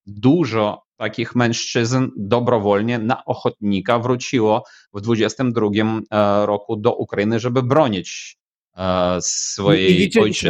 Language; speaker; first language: Polish; non-native, fluent; Ukrainian